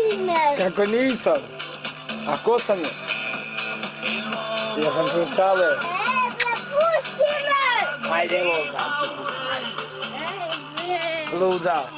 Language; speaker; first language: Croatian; non-native, local second language; Romany